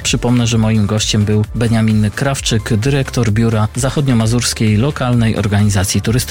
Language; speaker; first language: Polish; native; Polish